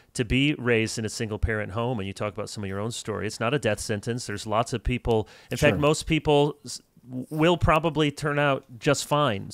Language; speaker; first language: English; native; English